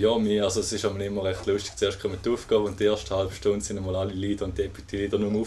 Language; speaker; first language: German; native; German